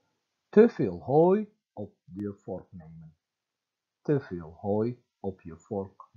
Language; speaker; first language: Dutch; non-native, fluent; Turkish